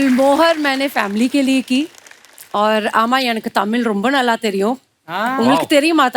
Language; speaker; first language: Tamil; non-native, fluent; Punjabi